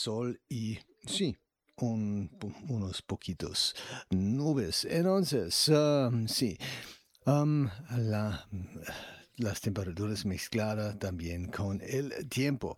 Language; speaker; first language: Spanish; non-native, learner; German